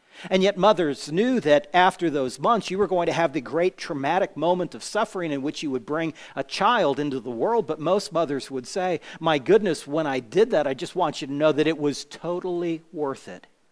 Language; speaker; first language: English; native; English